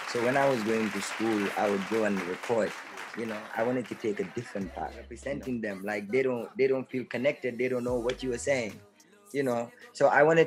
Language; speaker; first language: English; non-native, local second language; Mandingo